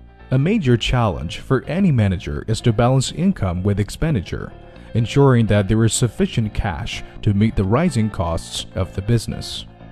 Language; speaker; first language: English; non-native, fluent; Chinese